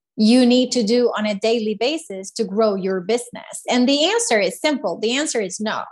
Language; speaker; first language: English; non-native, fluent; Spanish